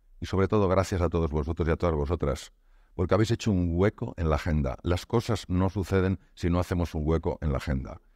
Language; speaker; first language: Spanish; native; Spanish